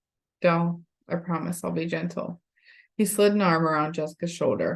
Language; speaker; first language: English; native; English